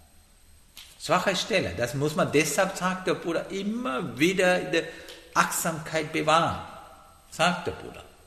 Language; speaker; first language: German; non-native, learner; Sinhala